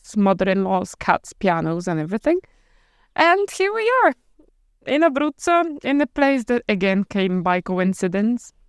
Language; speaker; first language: English; non-native, fluent; Polish